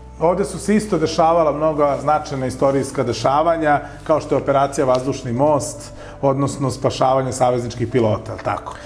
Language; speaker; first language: Serbian; native; Serbian